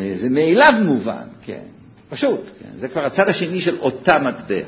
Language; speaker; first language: Hebrew; native; Hebrew